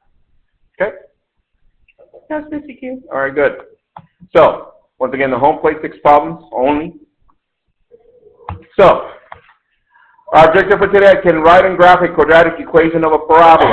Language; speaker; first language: English; native; English